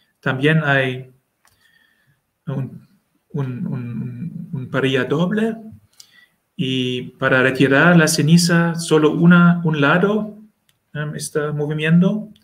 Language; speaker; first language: Spanish; non-native, learner; German